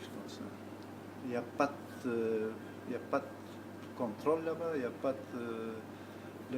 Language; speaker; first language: French; non-native, learner; Albanian